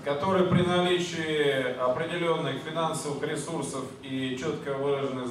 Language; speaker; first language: Russian; native; Russian